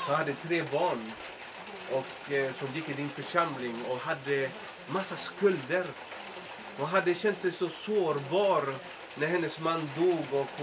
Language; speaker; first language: Swedish; non-native, fluent; Spanish